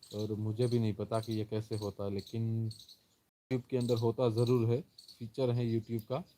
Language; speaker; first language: Hindi; non-native, local second language; Gujarati